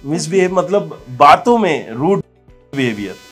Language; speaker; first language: Hindi; native; Hindi